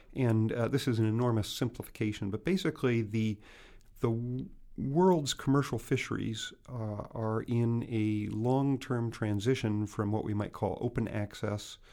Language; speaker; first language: English; native; English